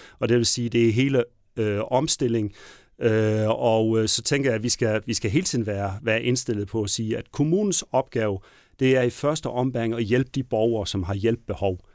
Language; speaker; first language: Danish; native; Danish